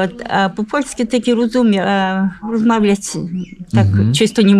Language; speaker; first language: Polish; early bilingual, heritage; Polish